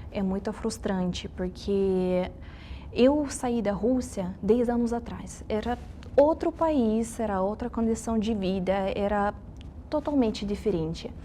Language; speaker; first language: Portuguese; non-native, fluent; Russian